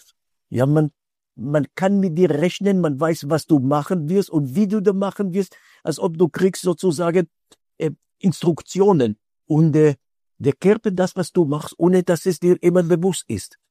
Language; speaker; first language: German; non-native, fluent; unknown